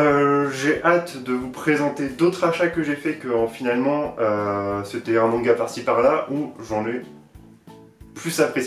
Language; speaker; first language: French; native; French